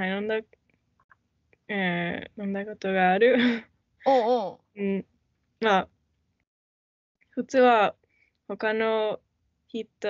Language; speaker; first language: Japanese; non-native, learner; English